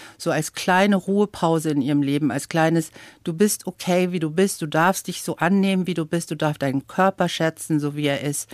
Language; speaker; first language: German; early bilingual, other home language; English